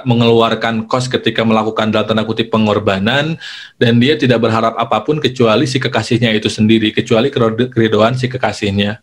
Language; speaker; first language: Indonesian; native; Indonesian